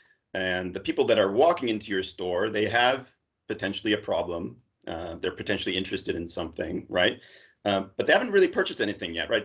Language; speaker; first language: English; native; English